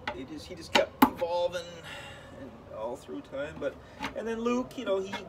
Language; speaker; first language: English; native; English